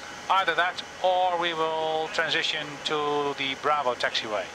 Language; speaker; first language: English; non-native, fluent; Dutch